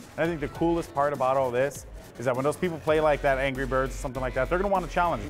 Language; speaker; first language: English; native; English